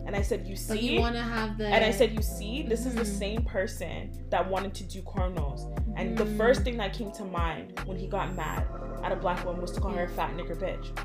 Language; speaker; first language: English; early bilingual, other home language; Akan